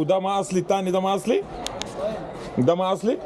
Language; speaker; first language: Arabic; native; Arabic